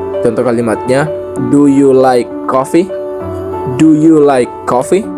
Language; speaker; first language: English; non-native, learner; Indonesian